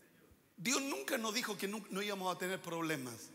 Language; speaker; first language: Spanish; native; Spanish